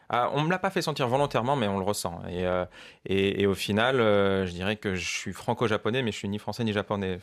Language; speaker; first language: French; native; French